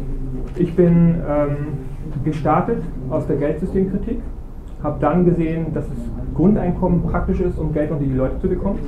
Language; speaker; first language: German; native; German